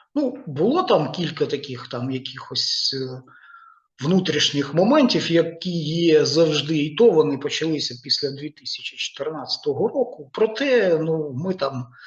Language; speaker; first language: Ukrainian; non-native, local second language; Russian